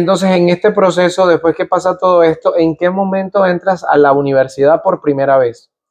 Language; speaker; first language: Spanish; native; Spanish